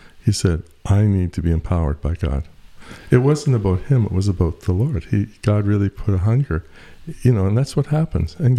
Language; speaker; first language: English; native; English